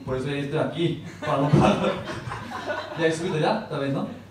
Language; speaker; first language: Spanish; non-native, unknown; Korean